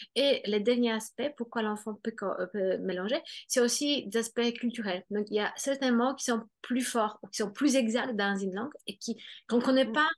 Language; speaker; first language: French; non-native, fluent; Polish